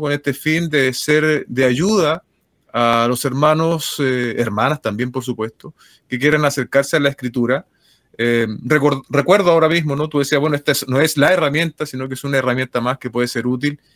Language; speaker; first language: Spanish; native; Spanish